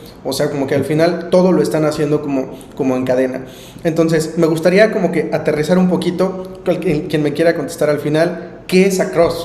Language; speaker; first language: Spanish; native; Spanish